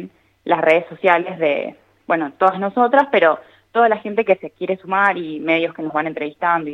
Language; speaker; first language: Spanish; native; Spanish